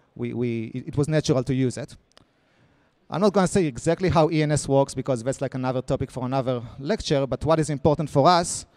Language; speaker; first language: English; non-native, fluent; Hebrew